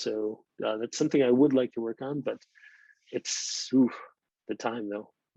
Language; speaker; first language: English; native; English